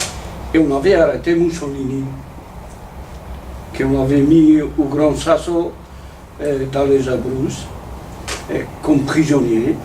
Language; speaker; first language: French; non-native, fluent; Italian